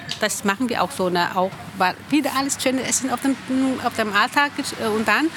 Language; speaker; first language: German; non-native, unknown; Vietnamese